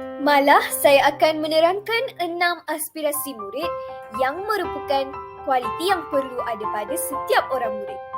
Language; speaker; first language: Malay; non-native, local second language; Tamil